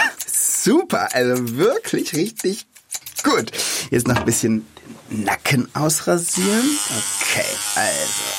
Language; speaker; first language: German; native; German